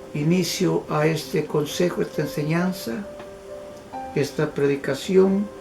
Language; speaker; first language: Spanish; native; Spanish